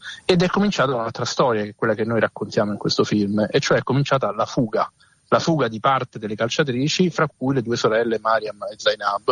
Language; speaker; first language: Italian; native; Italian